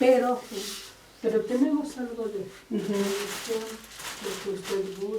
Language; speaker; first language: Spanish; native; Spanish